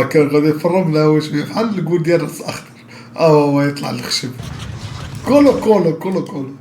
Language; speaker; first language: Arabic; native; Arabic